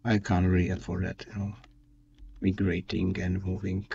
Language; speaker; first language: English; non-native, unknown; Czech